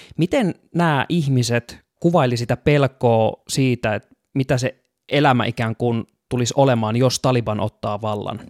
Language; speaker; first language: Finnish; native; Finnish